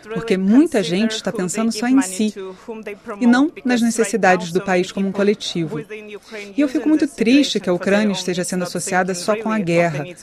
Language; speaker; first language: Portuguese; non-native, fluent; Ukrainian